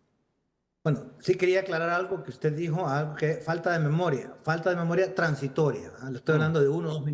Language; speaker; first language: Spanish; native; Spanish